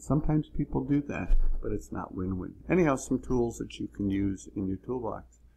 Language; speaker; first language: English; native; English